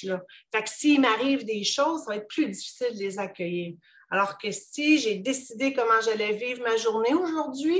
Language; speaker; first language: French; native; French